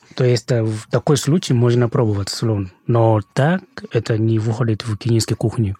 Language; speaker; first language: Russian; non-native, fluent; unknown